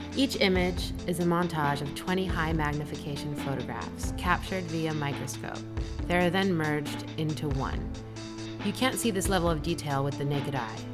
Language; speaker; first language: English; native; English